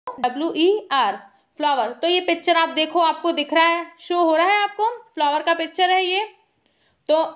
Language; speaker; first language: Hindi; native; Hindi